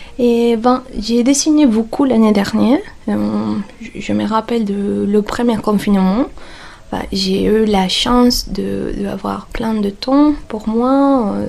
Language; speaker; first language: French; non-native, fluent; Spanish